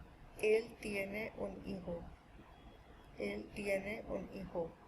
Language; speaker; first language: Spanish; non-native, fluent; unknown